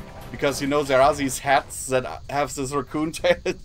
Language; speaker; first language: English; non-native, fluent; German